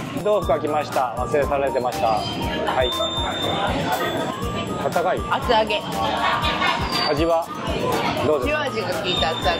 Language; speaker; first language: Japanese; native; Japanese